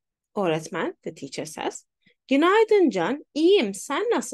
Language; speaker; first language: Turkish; non-native, fluent; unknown